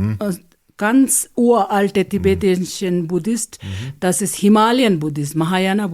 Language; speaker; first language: German; non-native, learner; Ladakhi